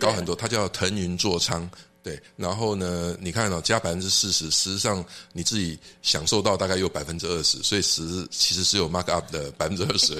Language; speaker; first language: Chinese; native; Chinese